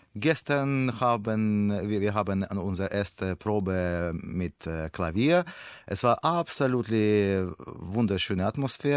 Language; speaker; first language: German; non-native, learner; Russian